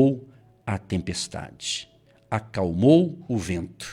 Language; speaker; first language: Portuguese; native; Portuguese